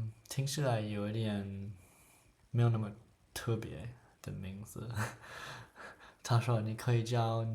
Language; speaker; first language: Chinese; non-native, learner; English